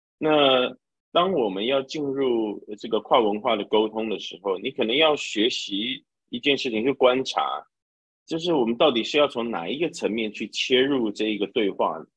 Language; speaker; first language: Chinese; native; Chinese